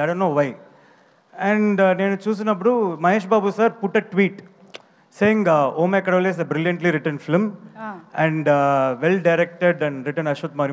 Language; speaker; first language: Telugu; non-native, learner; Tamil